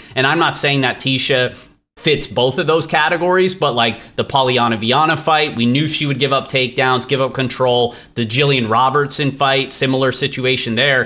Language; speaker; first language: English; native; English